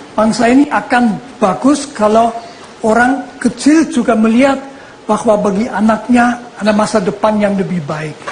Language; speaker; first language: Indonesian; non-native, fluent; German